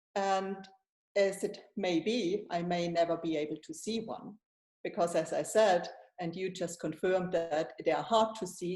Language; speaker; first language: English; non-native, fluent; German